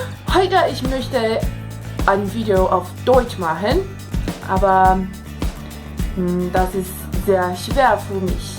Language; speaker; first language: German; non-native, learner; Portuguese